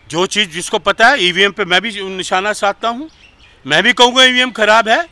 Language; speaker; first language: Hindi; native; Hindi